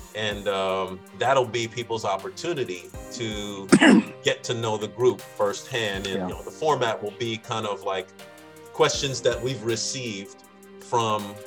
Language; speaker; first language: English; native; English